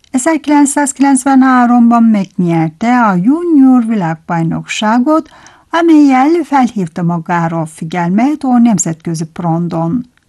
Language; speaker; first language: Hungarian; non-native, fluent; Turkish